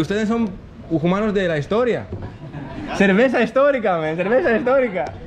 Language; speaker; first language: Spanish; non-native, fluent; Greek